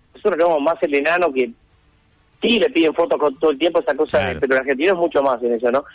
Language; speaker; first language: Spanish; native; Spanish